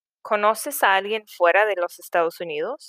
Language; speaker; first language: Spanish; non-native, fluent; English